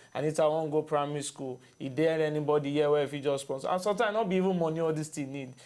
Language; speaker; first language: Nigerian Pidgin; non-native, local second language; Bini